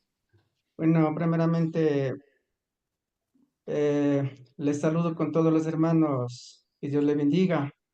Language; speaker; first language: Spanish; non-native, local second language; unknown